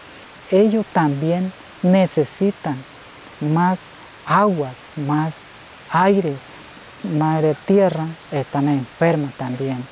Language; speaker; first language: Spanish; non-native, local second language; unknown